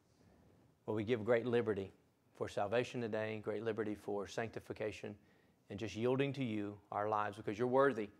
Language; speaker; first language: English; native; English